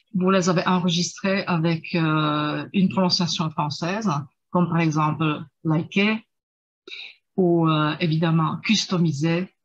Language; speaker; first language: French; non-native, fluent; Czech